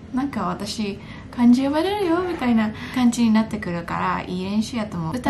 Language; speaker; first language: Japanese; non-native, fluent; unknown